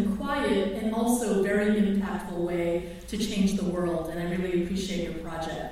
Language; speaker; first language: English; early bilingual, other home language; Filipino